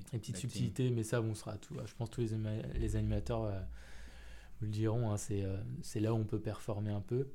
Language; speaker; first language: French; native; French